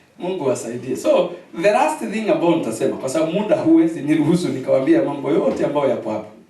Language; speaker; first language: Swahili; non-native, local second language; Kikuyu